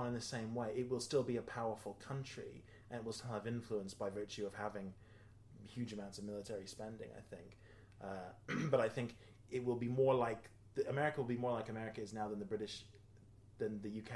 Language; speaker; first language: English; native; English